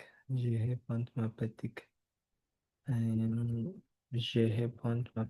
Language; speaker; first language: French; non-native, learner; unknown